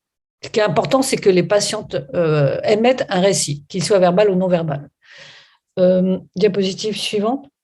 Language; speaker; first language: French; native; French